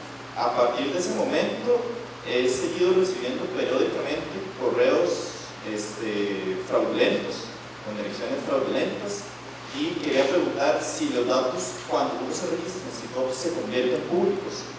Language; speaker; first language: Spanish; native; Spanish